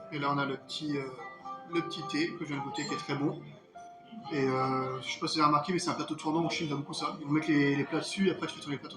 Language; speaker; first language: French; native; French